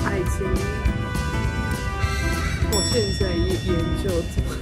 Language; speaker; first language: Chinese; non-native, learner; Japanese